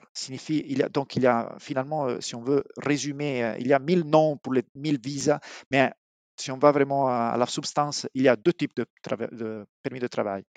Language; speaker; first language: French; non-native, fluent; Italian